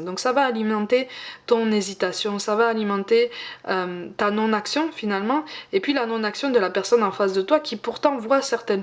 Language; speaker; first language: French; native; French